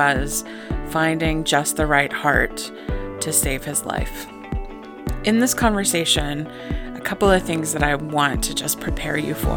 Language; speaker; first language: English; native; English